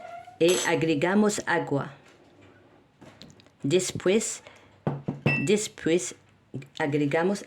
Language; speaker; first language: Spanish; non-native, learner; Arabic